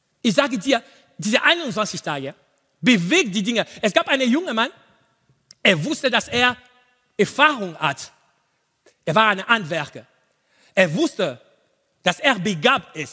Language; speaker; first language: German; non-native, learner; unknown